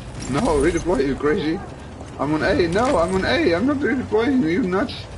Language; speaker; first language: English; non-native, fluent; Dutch